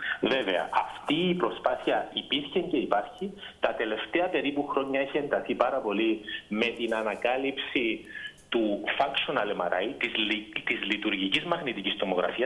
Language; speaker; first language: Greek; native; Greek